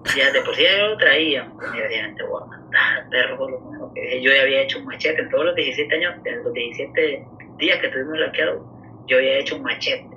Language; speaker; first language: Spanish; native; Spanish